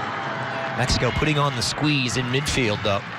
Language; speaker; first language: English; native; English